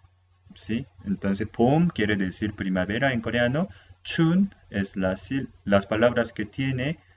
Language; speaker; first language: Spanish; non-native, fluent; Korean